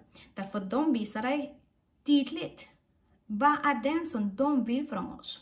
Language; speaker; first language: Swedish; non-native, fluent; Spanish